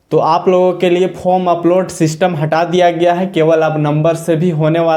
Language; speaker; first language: Hindi; native; Hindi